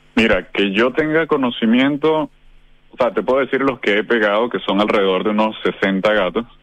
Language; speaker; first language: Spanish; native; Spanish